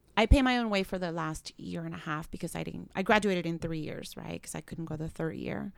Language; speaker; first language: English; early bilingual, other home language; Spanish